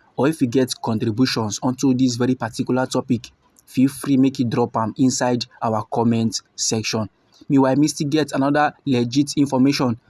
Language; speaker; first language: Nigerian Pidgin; native; Nigerian Pidgin